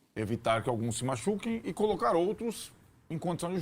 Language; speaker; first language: Portuguese; native; Portuguese